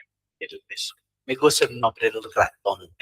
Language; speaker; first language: Spanish; non-native, fluent; Portuguese